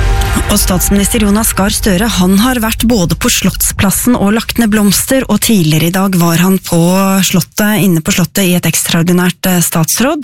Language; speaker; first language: Norwegian; native; Norwegian